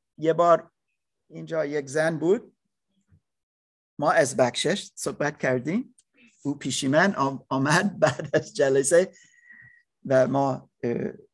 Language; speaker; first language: Persian; non-native, learner; English